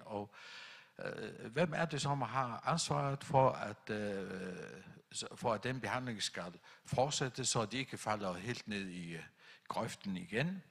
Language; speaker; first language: Danish; non-native, local second language; Faroese